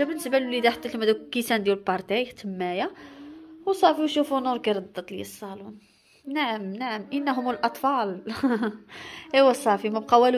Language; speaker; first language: Arabic; native; Arabic